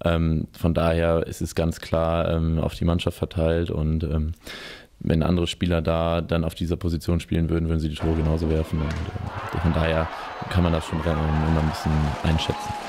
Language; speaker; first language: German; native; German